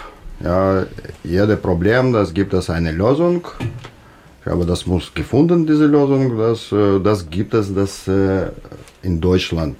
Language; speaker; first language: German; non-native, learner; Russian